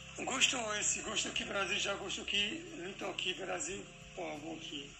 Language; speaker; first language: Portuguese; non-native, learner; Kurdish